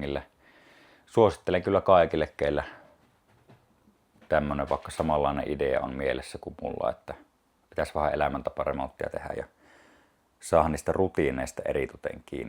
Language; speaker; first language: Finnish; native; Finnish